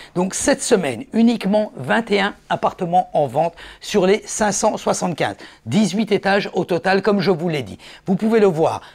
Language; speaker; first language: French; native; French